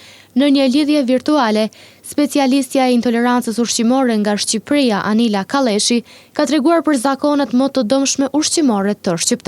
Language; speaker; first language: Albanian; native; Albanian